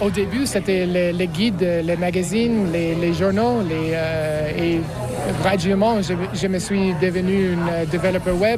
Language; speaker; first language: French; non-native, fluent; English